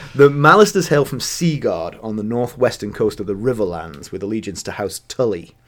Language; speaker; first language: English; native; English